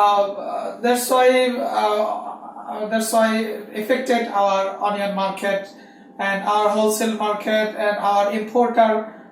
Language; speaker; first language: English; non-native, learner; Bangla